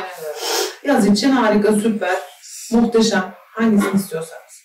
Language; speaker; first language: Turkish; native; Turkish